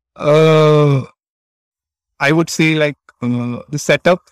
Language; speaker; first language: English; non-native, local second language; Tamil